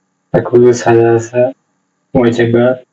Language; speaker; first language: Arabic; non-native, learner; Indonesian